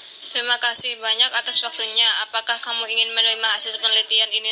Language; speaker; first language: Indonesian; native; Indonesian